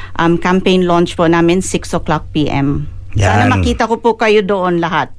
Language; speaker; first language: Filipino; native; Filipino